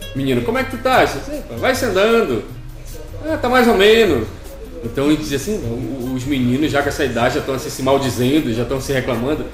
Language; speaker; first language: Portuguese; native; Portuguese